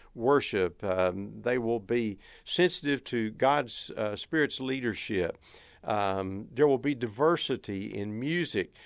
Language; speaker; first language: English; native; English